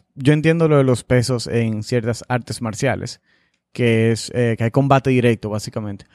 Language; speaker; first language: Spanish; native; Spanish